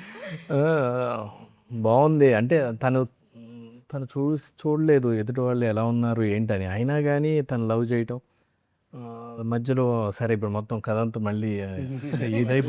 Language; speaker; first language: Telugu; native; Telugu